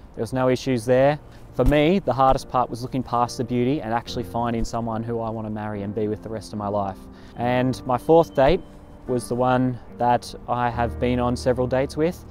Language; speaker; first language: English; native; English